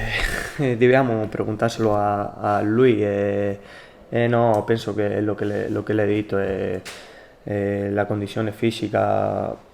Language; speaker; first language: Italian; non-native, learner; Spanish